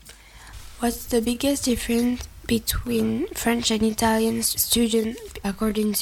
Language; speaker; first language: English; non-native, learner; French